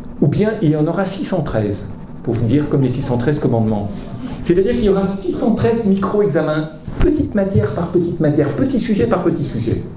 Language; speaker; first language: French; native; French